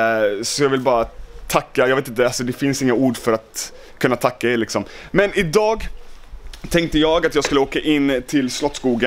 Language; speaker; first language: Swedish; native; Swedish